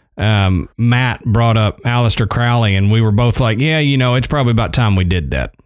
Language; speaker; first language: English; native; English